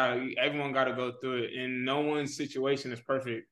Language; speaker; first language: English; native; English